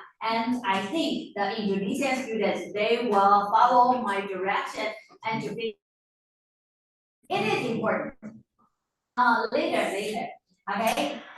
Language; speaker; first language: English; non-native, fluent; Chinese